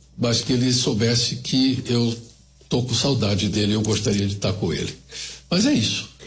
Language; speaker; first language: Portuguese; early bilingual, other home language; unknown